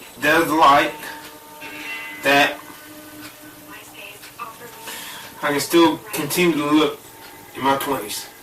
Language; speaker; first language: English; native; English